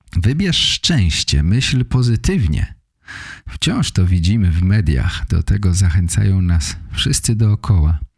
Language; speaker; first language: Polish; native; Polish